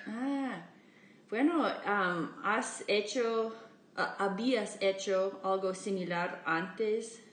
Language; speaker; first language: Spanish; non-native, fluent; English